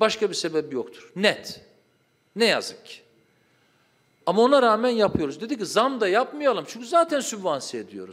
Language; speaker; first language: Turkish; native; Turkish